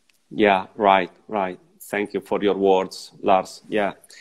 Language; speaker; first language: English; non-native, fluent; Italian